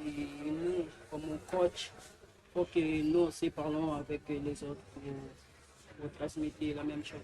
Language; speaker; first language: French; non-native, learner; Portuguese